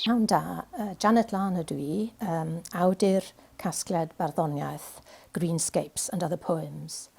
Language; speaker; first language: Welsh; non-native, fluent; English